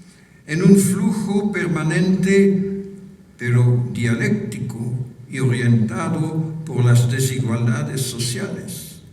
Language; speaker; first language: Spanish; non-native, fluent; French